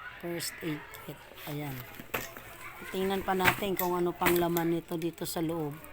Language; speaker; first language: Filipino; native; Filipino